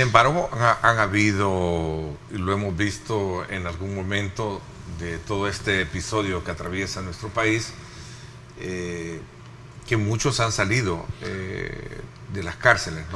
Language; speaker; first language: Spanish; native; Spanish